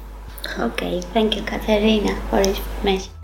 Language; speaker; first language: English; non-native, learner; Spanish